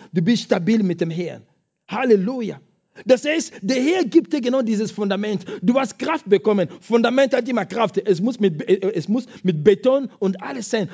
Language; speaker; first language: German; non-native, fluent; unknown